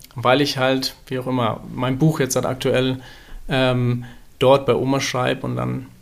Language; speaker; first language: German; native; German